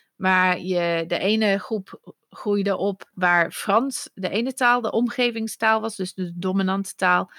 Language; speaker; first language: Dutch; non-native, fluent; English